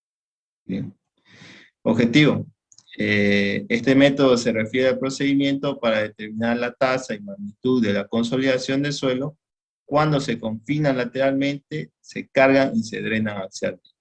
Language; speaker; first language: Spanish; native; Spanish